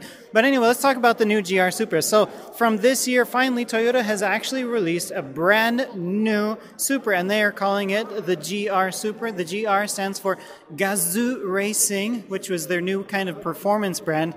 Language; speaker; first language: English; native; English